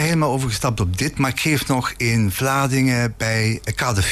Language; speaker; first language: Dutch; native; Dutch